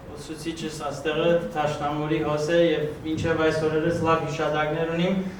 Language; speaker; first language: Armenian; early bilingual, heritage; Armenian